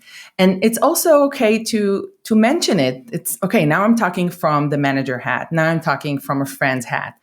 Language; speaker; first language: English; non-native, fluent; Hebrew